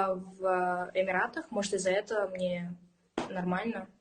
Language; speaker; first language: Russian; early bilingual, heritage; English